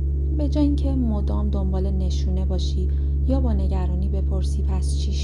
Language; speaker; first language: Persian; native; Persian